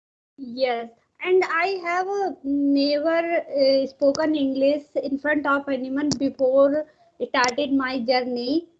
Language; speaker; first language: English; non-native, learner; Hindi